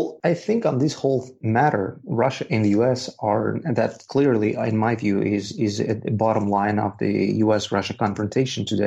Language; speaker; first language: English; non-native, fluent; Russian